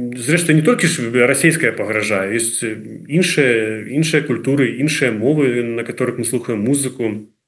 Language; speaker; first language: Belarusian; non-native, local second language; Russian